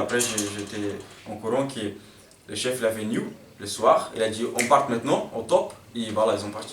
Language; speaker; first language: French; non-native, fluent; Portuguese